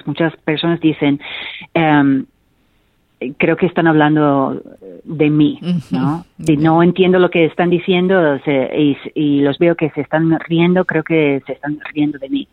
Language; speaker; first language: Spanish; non-native, fluent; English